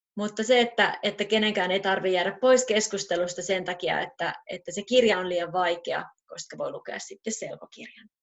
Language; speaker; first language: Finnish; native; Finnish